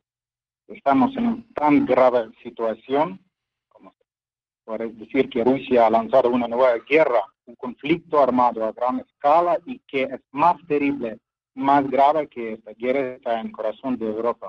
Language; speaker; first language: Spanish; non-native, fluent; Ukrainian